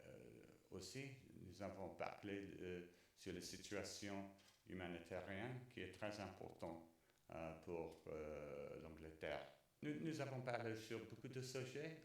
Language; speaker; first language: French; non-native, learner; English